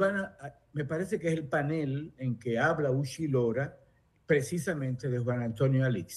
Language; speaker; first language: Spanish; native; Spanish